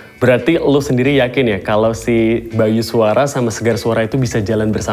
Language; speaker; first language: Indonesian; native; Indonesian